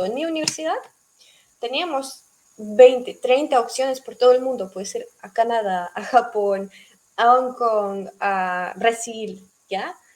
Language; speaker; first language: Spanish; non-native, fluent; Russian